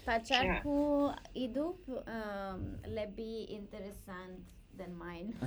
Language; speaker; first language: Indonesian; non-native, learner; English